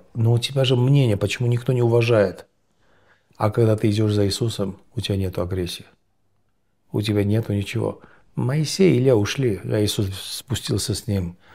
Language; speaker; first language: Russian; non-native, local second language; Georgian